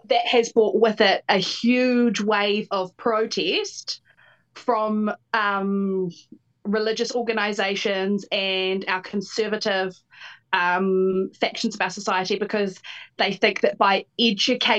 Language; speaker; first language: English; native; English